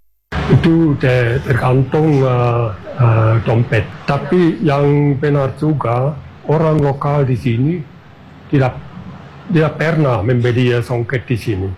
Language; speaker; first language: Indonesian; non-native, fluent; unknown